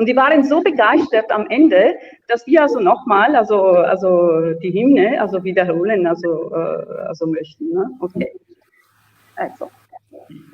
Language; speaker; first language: German; non-native, fluent; Italian